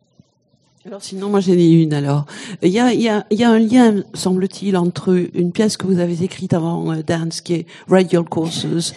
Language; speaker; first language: French; native; French